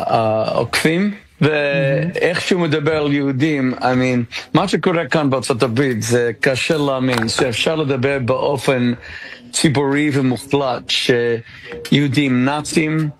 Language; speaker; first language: Hebrew; non-native, fluent; English